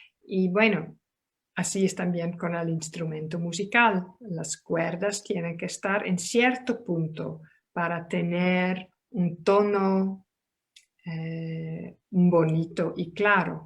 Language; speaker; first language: Spanish; non-native, fluent; Dutch